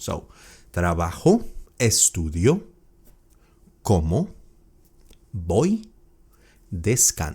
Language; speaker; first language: Spanish; non-native, fluent; English